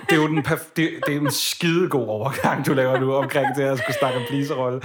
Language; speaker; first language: Danish; native; Danish